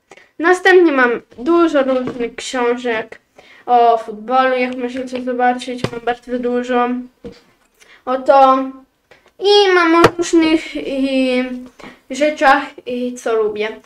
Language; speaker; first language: Polish; early bilingual, heritage; Polish